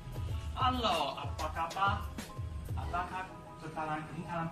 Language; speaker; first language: Indonesian; non-native, learner; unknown